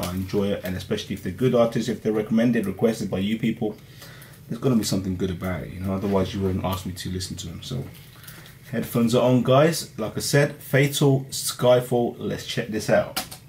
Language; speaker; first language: English; early bilingual, other home language; Hindi